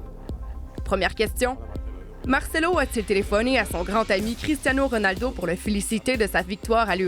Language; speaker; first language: French; native; French